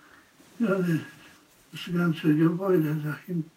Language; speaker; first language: German; non-native, fluent; Polish